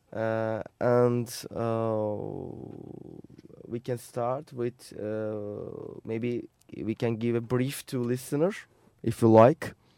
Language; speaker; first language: English; non-native, fluent; Turkish